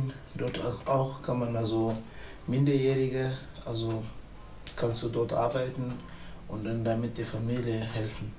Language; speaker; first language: German; non-native, learner; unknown